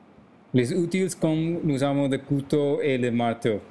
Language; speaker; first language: French; non-native, learner; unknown